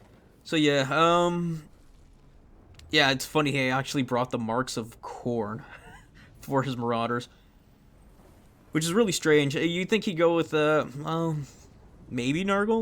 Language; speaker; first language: English; native; English